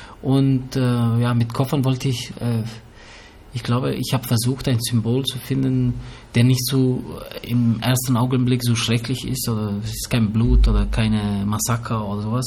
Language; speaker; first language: German; early bilingual, other home language; Albanian